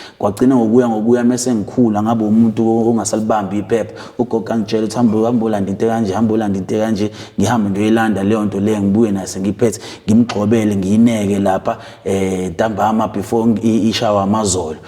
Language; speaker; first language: Zulu; native; Zulu